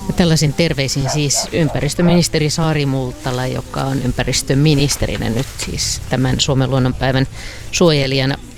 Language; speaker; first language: Finnish; native; Finnish